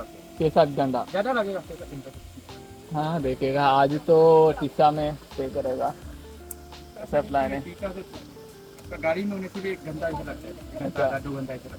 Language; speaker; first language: Hindi; non-native, local second language; Malayalam